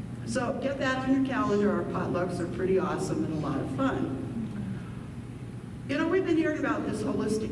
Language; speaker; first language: English; native; English